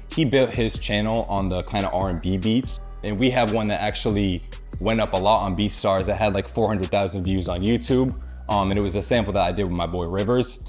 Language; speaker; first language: English; native; English